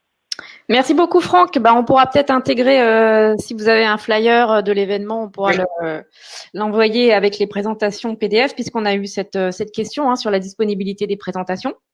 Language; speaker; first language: French; native; French